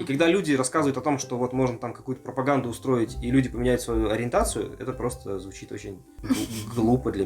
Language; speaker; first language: Russian; native; Russian